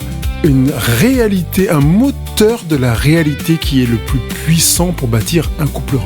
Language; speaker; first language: French; native; French